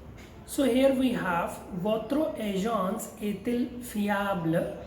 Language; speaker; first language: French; non-native, fluent; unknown